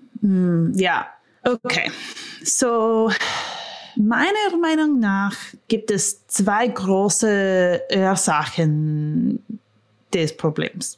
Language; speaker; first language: German; non-native, fluent; English